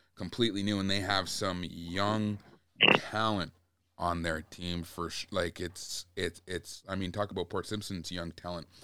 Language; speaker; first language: English; native; English